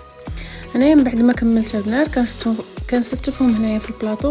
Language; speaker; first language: Arabic; native; Arabic